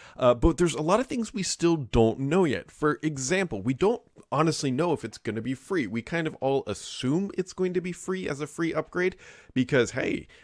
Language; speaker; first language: English; native; English